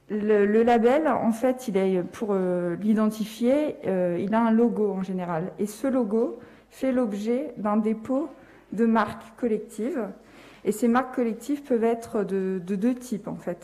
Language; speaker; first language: French; native; French